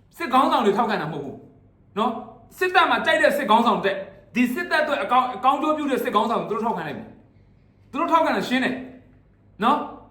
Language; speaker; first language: Burmese; native; Burmese